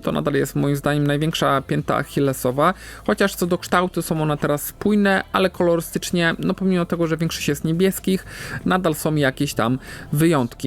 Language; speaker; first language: Polish; native; Polish